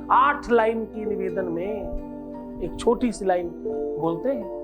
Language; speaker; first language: Hindi; native; Hindi